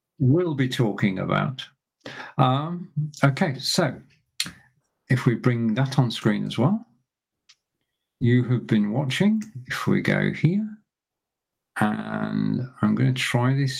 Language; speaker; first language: English; native; English